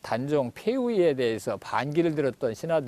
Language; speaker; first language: Korean; native; Korean